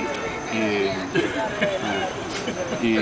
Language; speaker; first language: Danish; non-native, learner; English